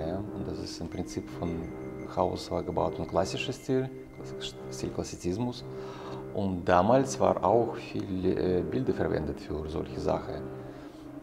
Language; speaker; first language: German; non-native, fluent; Russian